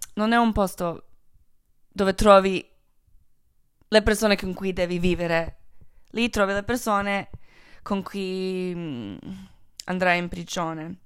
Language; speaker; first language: Italian; non-native, fluent; Croatian